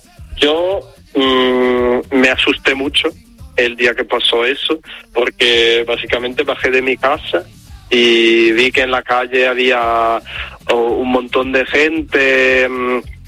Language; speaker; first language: Spanish; non-native, fluent; Italian